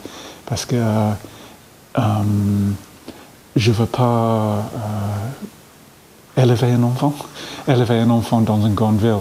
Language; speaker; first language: French; non-native, fluent; English